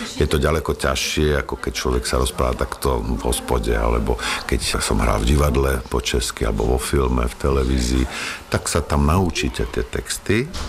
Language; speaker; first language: Slovak; native; Slovak